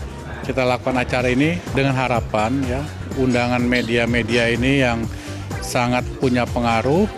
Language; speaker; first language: Indonesian; native; Indonesian